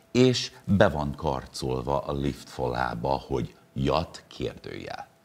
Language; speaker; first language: Hungarian; non-native, fluent; English